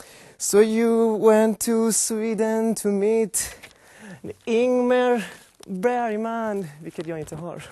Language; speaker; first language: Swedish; non-native, fluent; Persian